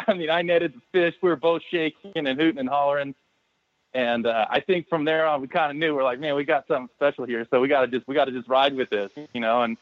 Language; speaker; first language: English; native; English